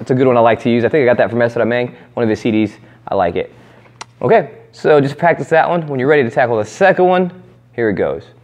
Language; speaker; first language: English; native; English